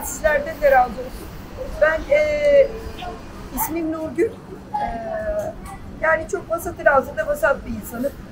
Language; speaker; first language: Turkish; native; Turkish